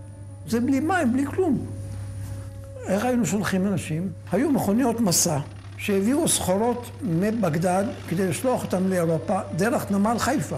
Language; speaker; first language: Hebrew; non-native, fluent; Arabic